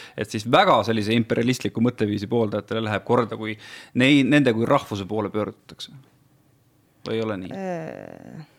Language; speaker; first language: Estonian; native; Estonian